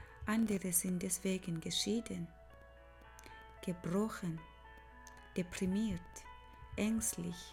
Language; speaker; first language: German; non-native, fluent; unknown